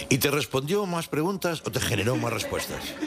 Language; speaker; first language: Spanish; native; Spanish